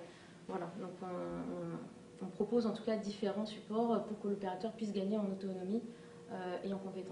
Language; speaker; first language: French; native; French